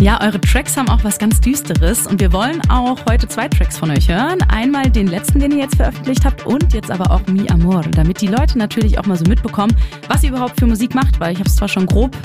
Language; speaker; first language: German; native; German